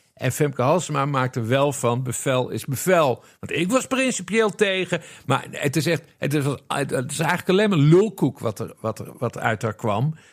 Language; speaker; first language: Dutch; native; Dutch